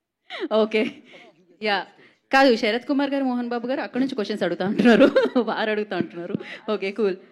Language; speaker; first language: Telugu; native; Telugu